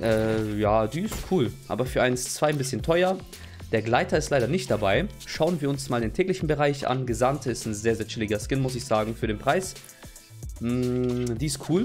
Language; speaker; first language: German; native; German